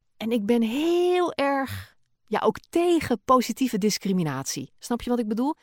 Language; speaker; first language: Dutch; native; Dutch